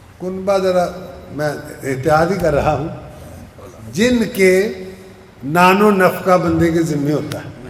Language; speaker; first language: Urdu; non-native, local second language; Punjabi